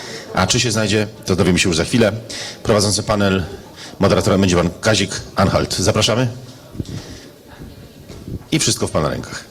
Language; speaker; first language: Polish; native; Polish